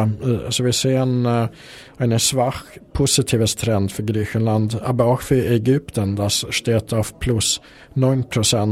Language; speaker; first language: German; non-native, fluent; Swedish